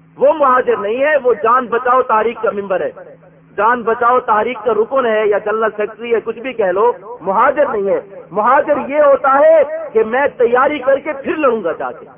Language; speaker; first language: Urdu; non-native, local second language; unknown